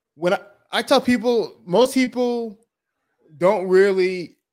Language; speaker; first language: English; early bilingual, other home language; Yoruba